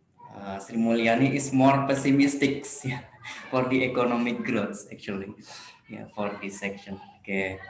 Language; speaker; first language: English; non-native, fluent; Indonesian